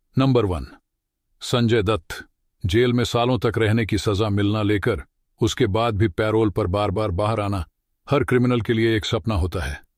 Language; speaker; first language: Hindi; native; Hindi